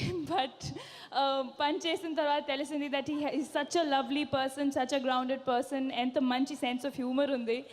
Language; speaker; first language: Telugu; non-native, fluent; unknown